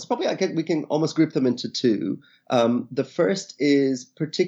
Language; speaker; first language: English; native; English